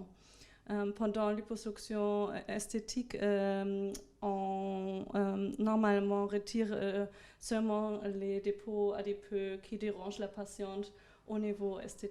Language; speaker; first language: French; non-native, fluent; German